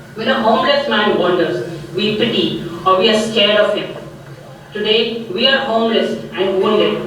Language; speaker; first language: English; non-native, local second language; Punjabi